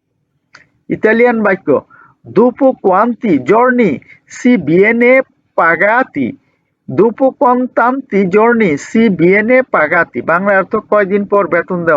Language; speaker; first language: Italian; non-native, learner; Bangla